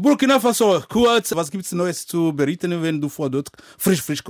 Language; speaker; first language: German; non-native, fluent; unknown